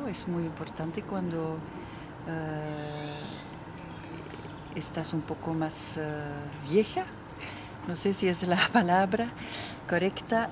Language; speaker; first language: Spanish; non-native, fluent; Dutch